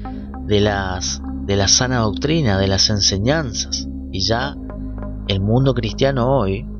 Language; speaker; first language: Spanish; native; Spanish